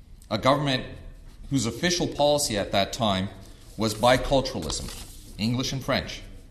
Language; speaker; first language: English; early bilingual, other home language; Ukrainian